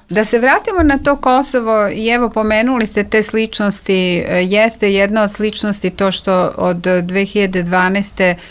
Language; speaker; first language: Serbian; native; Serbian